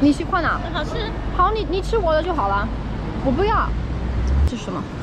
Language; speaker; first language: Chinese; non-native, learner; English